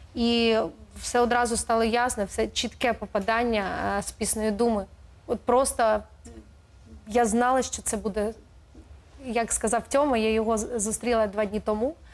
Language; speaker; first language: Ukrainian; non-native, local second language; Russian